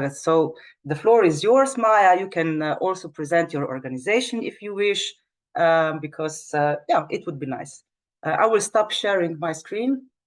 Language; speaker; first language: English; non-native, fluent; Slovenian